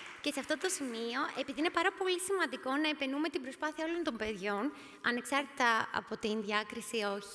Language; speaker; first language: Greek; native; Greek